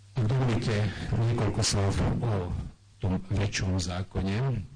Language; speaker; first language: Slovak; non-native, local second language; Hungarian